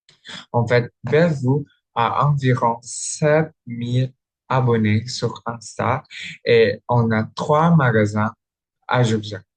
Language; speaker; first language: French; non-native, learner; Indonesian